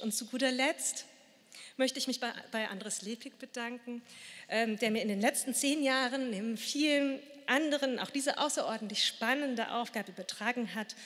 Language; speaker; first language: German; native; German